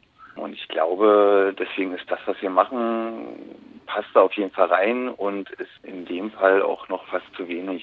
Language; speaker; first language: German; native; German